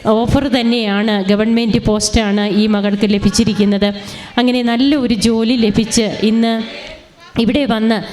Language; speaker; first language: Malayalam; native; Malayalam